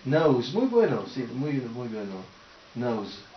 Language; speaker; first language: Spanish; early bilingual, heritage; Spanish